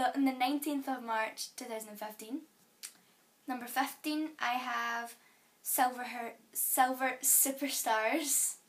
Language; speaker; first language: English; native; English